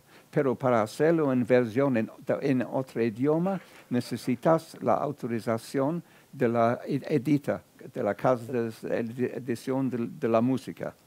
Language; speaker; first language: Spanish; non-native, fluent; English